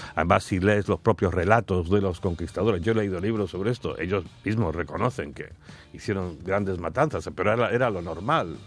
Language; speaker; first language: Spanish; non-native, fluent; English